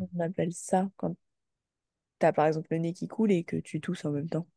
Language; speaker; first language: French; native; French